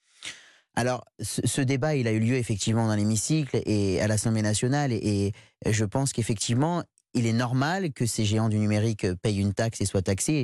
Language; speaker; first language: French; native; French